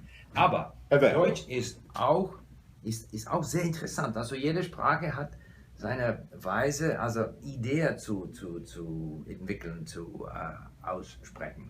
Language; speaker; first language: German; non-native, fluent; English